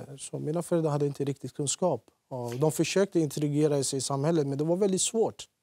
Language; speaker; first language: Swedish; early bilingual, other home language; Central Kurdish